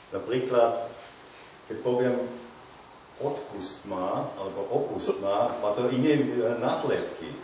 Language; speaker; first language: Slovak; non-native, learner; German